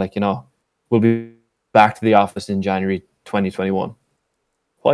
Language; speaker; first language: English; native; English